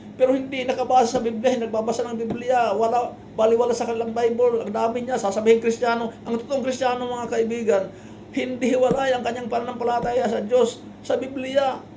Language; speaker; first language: Filipino; non-native, local second language; Waray